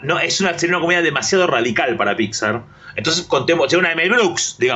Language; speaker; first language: Spanish; native; Spanish